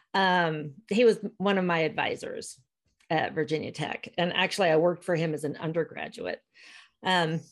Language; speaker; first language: English; native; English